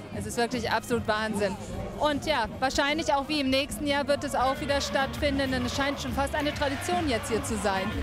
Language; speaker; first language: German; native; German